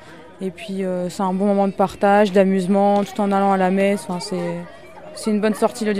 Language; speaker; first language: French; native; French